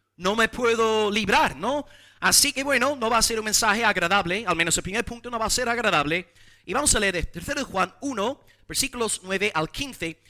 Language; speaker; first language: Spanish; non-native, fluent; English